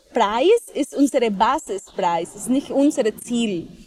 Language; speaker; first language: German; non-native, fluent; Spanish